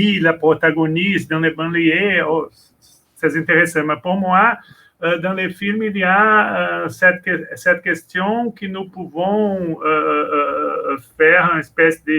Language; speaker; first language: French; non-native, learner; Portuguese